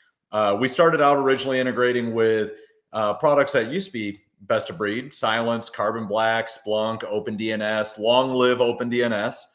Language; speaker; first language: English; native; English